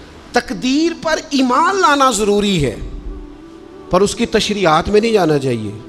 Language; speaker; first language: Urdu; non-native, local second language; Punjabi